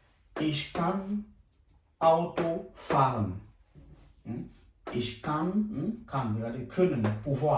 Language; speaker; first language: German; non-native, fluent; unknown